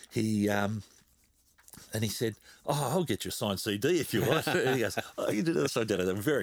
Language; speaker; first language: English; native; English